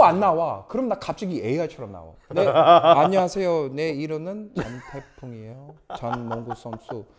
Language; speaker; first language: Korean; early bilingual, other home language; English